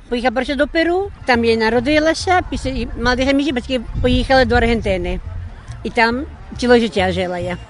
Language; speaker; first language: Ukrainian; early bilingual, heritage; Ukrainian